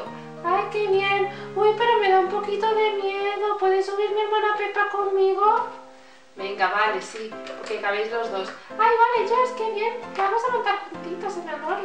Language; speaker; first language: Spanish; native; Spanish